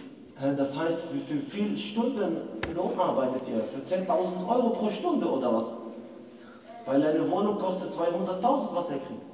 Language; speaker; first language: German; non-native, fluent; Arabic